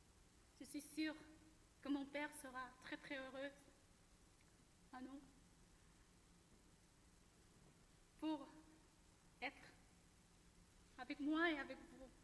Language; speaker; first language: French; non-native, learner; Korean